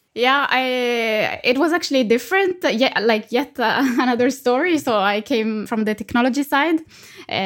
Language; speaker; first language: English; non-native, fluent; Italian